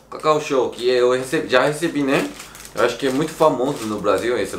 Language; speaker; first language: Portuguese; non-native, fluent; Korean